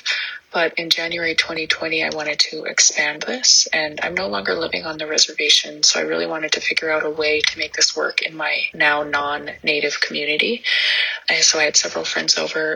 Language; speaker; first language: English; native; English